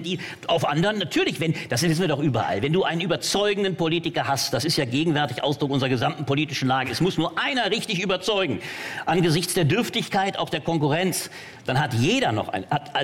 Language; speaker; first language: German; native; German